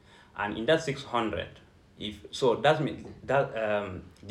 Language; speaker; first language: English; non-native, local second language; Fula